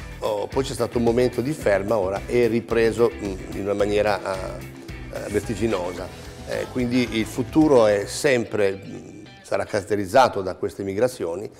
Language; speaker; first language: Italian; early bilingual, heritage; Italian